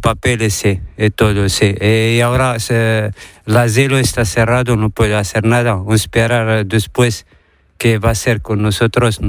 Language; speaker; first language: Spanish; non-native, learner; Arabic